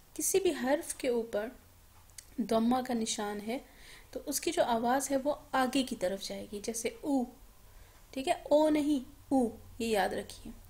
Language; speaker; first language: Urdu; native; Urdu